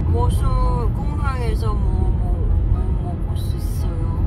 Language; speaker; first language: Korean; non-native, learner; Cantonese